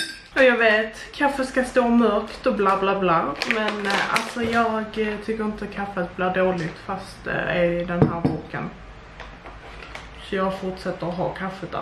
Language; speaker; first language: Swedish; native; Swedish